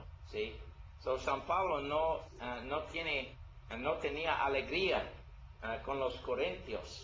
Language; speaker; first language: Spanish; non-native, learner; English